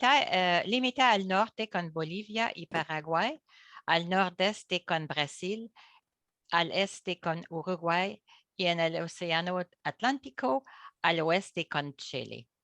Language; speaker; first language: Spanish; non-native, learner; French